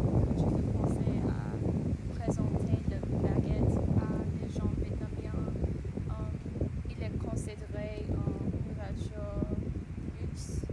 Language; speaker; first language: French; non-native, learner; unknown